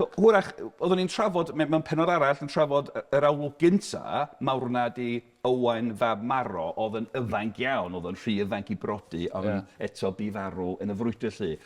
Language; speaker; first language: Welsh; non-native, fluent; English